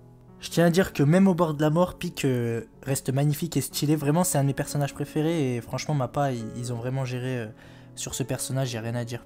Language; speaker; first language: French; native; French